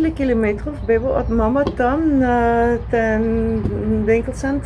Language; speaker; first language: Polish; non-native, learner; Dutch